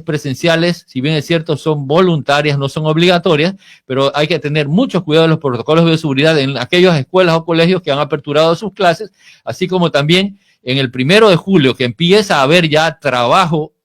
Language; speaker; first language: Spanish; native; Spanish